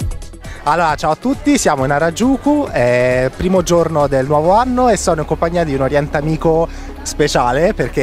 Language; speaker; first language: Italian; native; Italian